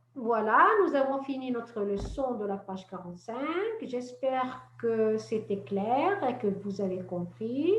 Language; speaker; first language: French; non-native, local second language; Arabic